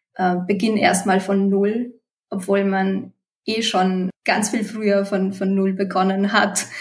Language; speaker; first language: German; early bilingual, other home language; Romanian